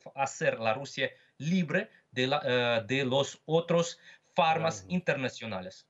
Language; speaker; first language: Spanish; non-native, fluent; Russian